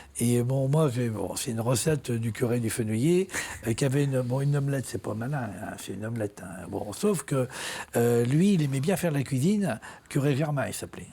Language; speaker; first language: French; native; French